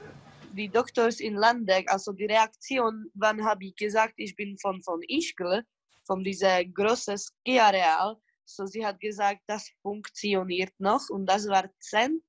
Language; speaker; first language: German; non-native, learner; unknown